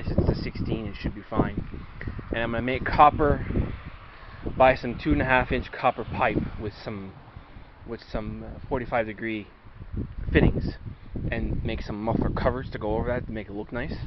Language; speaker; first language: English; native; English